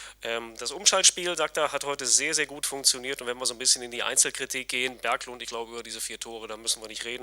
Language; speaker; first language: German; native; German